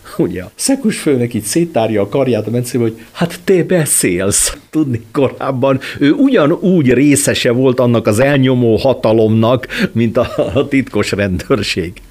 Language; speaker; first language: Hungarian; native; Hungarian